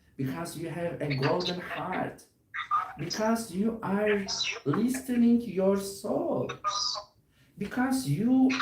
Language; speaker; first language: English; non-native, learner; Turkish